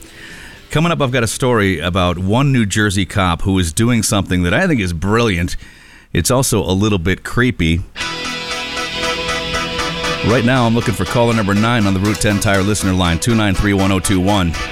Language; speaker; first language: English; native; English